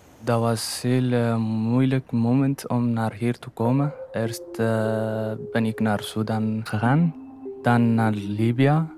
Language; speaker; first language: Dutch; non-native, learner; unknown